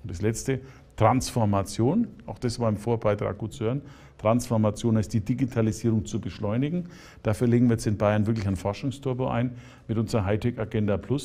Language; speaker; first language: German; native; German